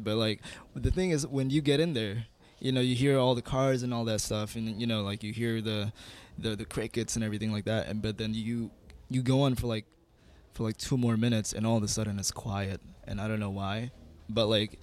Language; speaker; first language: English; non-native, fluent; Indonesian